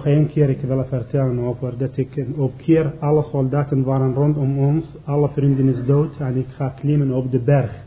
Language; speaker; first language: Dutch; non-native, learner; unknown